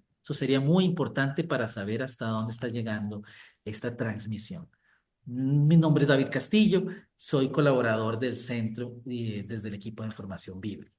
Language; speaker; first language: Spanish; native; Spanish